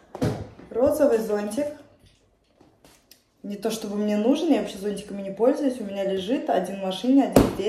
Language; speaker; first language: Russian; native; Russian